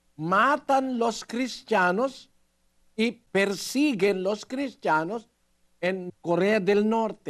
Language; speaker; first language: Spanish; non-native, learner; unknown